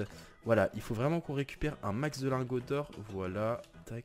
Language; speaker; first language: French; native; French